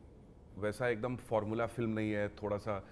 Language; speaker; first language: Hindi; non-native, local second language; Telugu